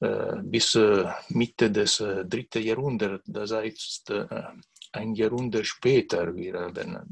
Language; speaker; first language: German; non-native, learner; Italian